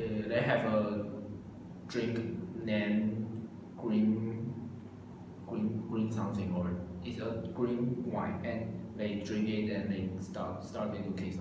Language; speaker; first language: English; non-native, learner; Chinese